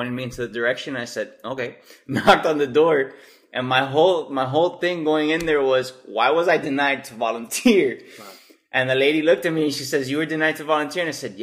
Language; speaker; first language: English; native; English